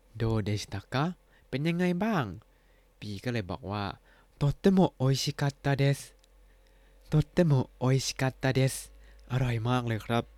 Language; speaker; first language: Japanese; non-native, fluent; Thai